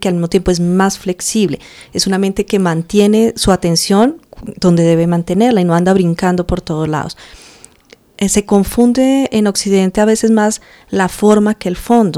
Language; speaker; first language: Spanish; native; Spanish